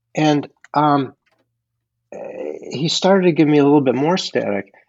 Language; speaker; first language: English; native; English